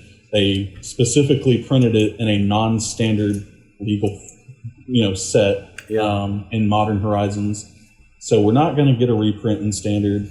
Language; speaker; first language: English; native; English